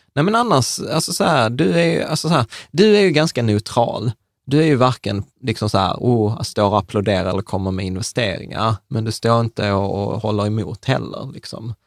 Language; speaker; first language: Swedish; early bilingual, other home language; Czech